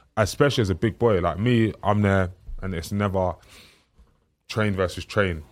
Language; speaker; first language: English; native; English